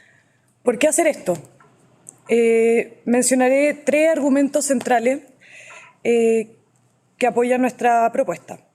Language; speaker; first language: Spanish; native; Spanish